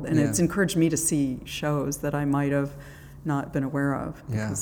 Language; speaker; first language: English; native; English